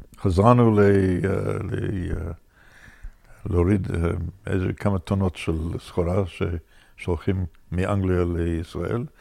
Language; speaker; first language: Hebrew; non-native, fluent; English